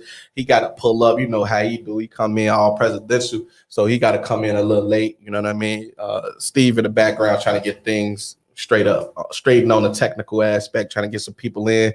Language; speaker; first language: English; native; English